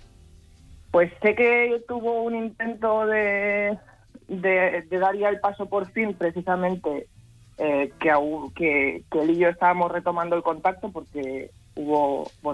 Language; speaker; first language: Spanish; native; Spanish